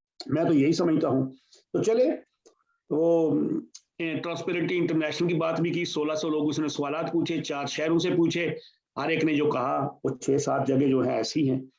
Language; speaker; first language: Urdu; non-native, local second language; Punjabi